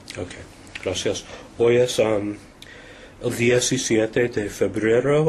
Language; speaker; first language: Spanish; non-native, learner; English